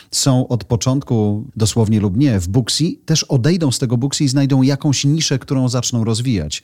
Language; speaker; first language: Polish; native; Polish